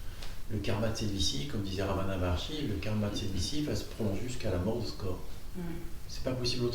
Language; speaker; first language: French; native; French